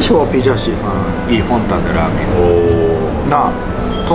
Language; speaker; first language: Chinese; non-native, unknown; Japanese